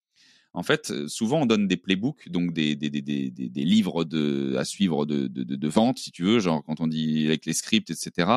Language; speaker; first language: French; native; French